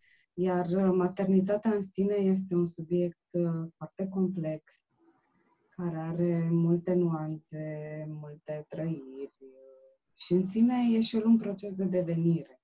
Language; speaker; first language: Romanian; native; Romanian